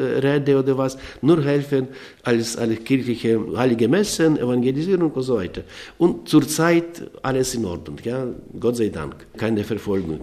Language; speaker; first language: German; non-native, learner; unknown